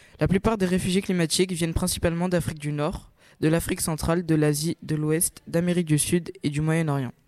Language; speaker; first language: French; native; French